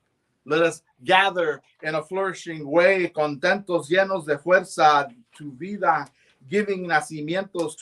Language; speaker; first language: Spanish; early bilingual, heritage; English